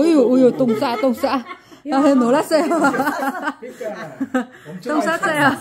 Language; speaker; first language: Korean; non-native, learner; Vietnamese